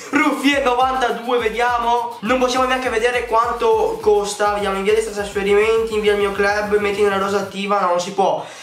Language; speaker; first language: Italian; native; Italian